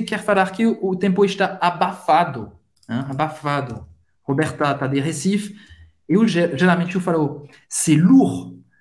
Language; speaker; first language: Portuguese; non-native, fluent; French